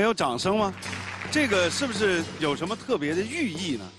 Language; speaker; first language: Chinese; native; Chinese